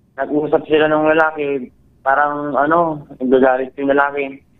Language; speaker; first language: Filipino; native; Filipino